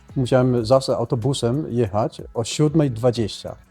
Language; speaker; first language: Polish; non-native, fluent; Danish